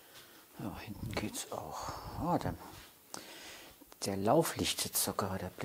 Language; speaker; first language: German; native; German